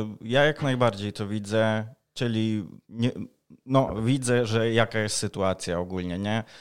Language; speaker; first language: Polish; non-native, fluent; Ukrainian